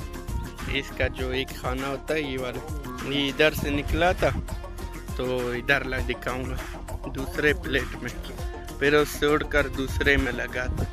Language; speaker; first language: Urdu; non-native, local second language; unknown